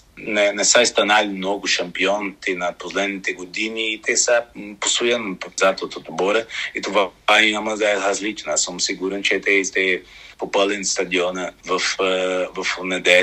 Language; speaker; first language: Bulgarian; non-native, learner; Portuguese